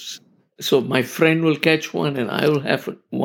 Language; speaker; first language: English; non-native, local second language; Tamil